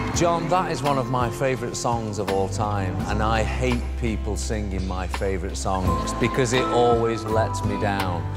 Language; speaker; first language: English; native; English